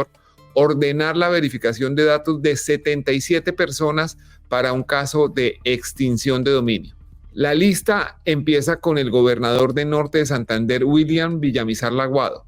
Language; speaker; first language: Spanish; native; Spanish